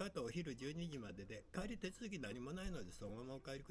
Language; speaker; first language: Japanese; native; Japanese